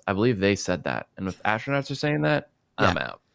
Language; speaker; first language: English; native; English